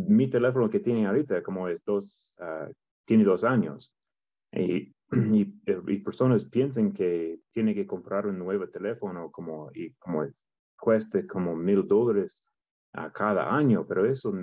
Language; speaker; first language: Spanish; non-native, learner; English